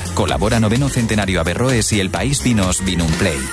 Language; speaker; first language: Spanish; native; Spanish